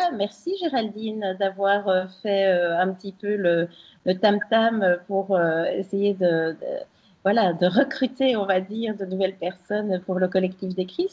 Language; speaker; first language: French; native; French